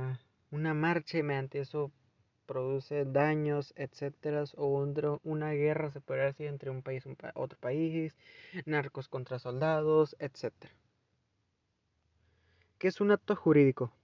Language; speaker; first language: Spanish; native; Spanish